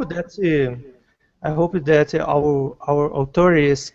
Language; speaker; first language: English; non-native, learner; Portuguese